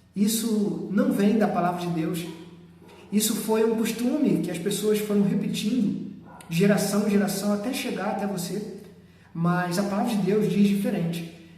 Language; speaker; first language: Portuguese; native; Portuguese